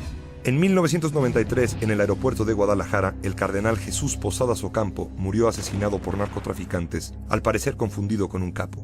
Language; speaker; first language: Spanish; native; Spanish